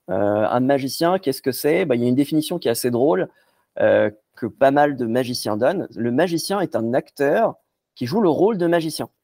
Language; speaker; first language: French; non-native, local second language; Arabic